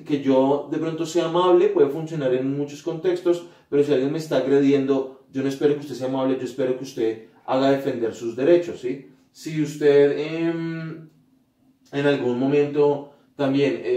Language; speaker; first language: Spanish; native; Spanish